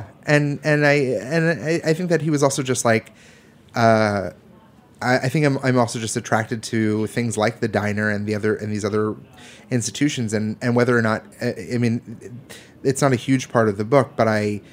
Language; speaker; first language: English; native; English